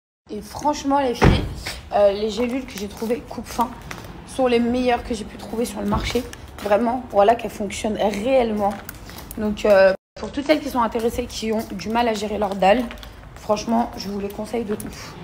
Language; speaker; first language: French; native; French